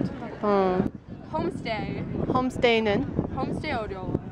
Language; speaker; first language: Korean; non-native, learner; English